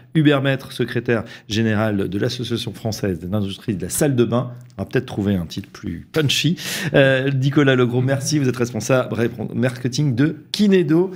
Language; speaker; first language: French; native; French